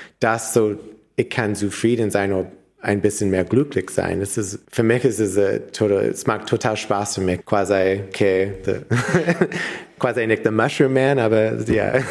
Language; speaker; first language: German; non-native, learner; English